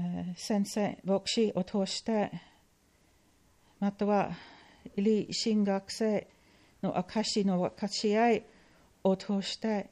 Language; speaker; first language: Japanese; non-native, fluent; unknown